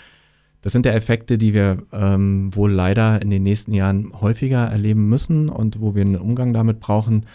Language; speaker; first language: German; native; German